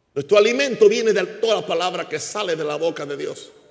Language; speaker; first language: Spanish; early bilingual, heritage; Spanish